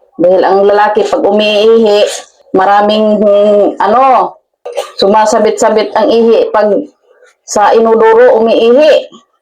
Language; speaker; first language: Filipino; non-native, local second language; Cebuano